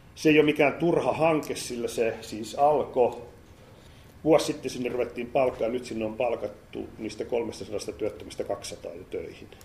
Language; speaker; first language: Finnish; native; Finnish